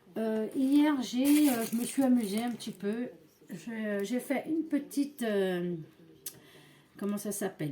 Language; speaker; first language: French; native; French